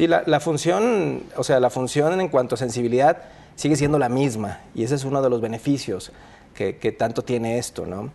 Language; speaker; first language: Spanish; native; Spanish